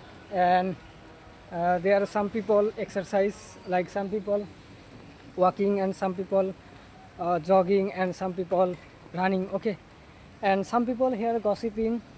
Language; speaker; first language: English; non-native, learner; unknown